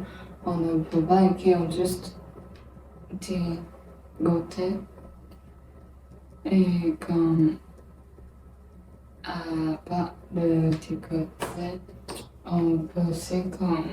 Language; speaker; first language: French; non-native, learner; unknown